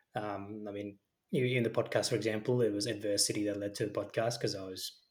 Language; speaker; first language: English; early bilingual, other home language; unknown